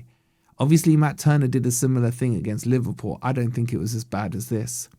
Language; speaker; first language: English; native; English